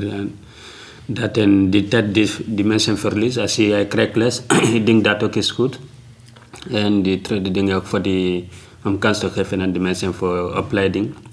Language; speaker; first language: Dutch; non-native, learner; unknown